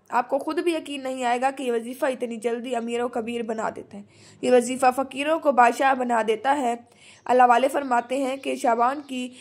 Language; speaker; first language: Urdu; native; Urdu